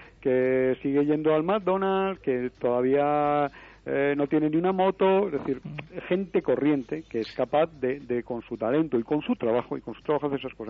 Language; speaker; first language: Spanish; native; Spanish